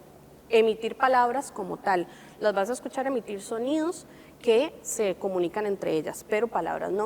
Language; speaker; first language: Spanish; native; Spanish